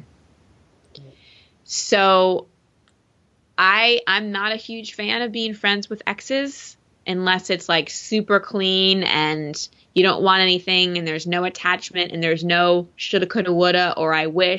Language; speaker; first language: English; native; English